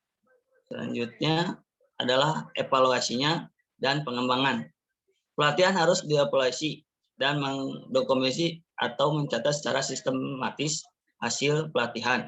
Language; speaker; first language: Indonesian; native; Indonesian